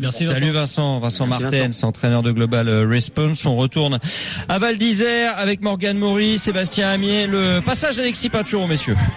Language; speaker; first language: French; native; French